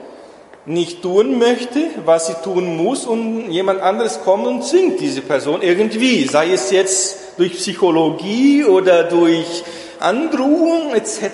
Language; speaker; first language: German; non-native, fluent; Portuguese